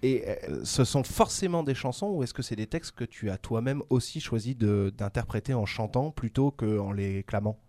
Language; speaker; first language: French; native; French